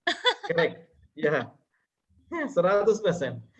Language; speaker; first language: English; non-native, fluent; Sinhala